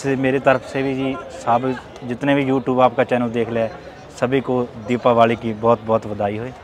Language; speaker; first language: Hindi; native; Hindi